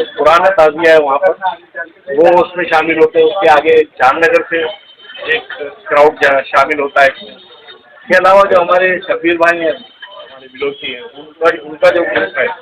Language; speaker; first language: Hindi; non-native, local second language; Urdu